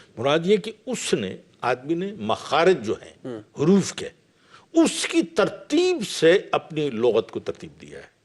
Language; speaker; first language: Urdu; non-native, local second language; Punjabi